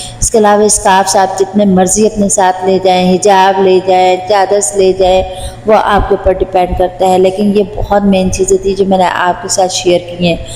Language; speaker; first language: Urdu; non-native, local second language; Punjabi